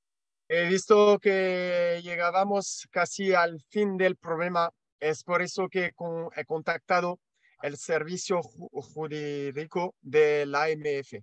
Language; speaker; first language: Spanish; non-native, learner; French